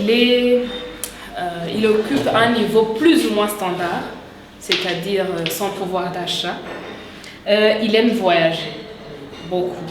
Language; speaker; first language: French; non-native, local second language; Rundi